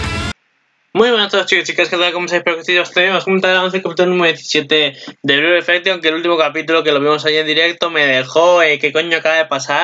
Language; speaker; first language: Spanish; native; Spanish